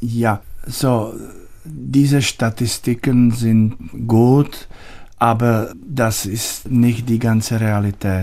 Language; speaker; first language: German; non-native, learner; Czech